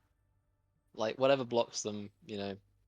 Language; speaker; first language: English; native; English